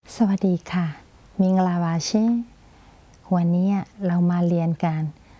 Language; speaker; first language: Thai; non-native, fluent; Burmese